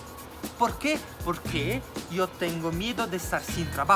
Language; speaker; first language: Spanish; non-native, fluent; Italian